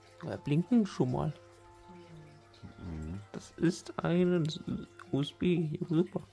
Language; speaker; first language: German; native; German